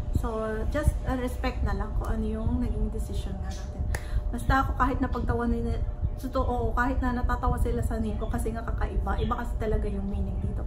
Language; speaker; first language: Filipino; native; Filipino